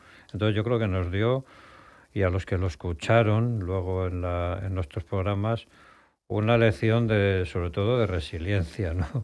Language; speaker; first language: Spanish; native; Spanish